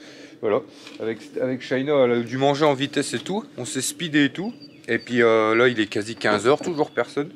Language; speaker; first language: French; native; French